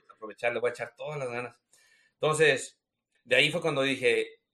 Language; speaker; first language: Spanish; native; Spanish